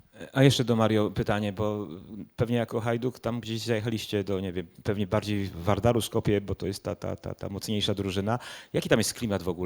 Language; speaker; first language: Polish; native; Polish